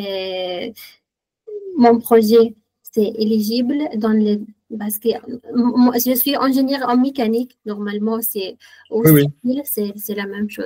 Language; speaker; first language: French; non-native, fluent; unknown